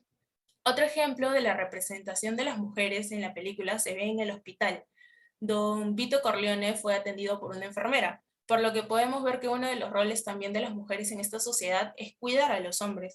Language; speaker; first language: Spanish; native; Spanish